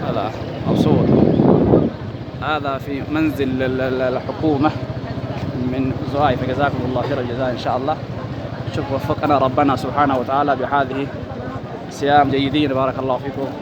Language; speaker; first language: Arabic; non-native, learner; Oromo